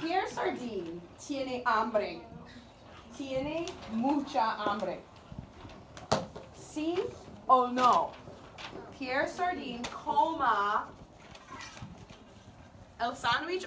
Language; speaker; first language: Spanish; non-native, learner; English